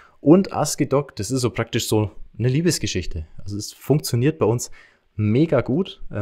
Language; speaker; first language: German; native; German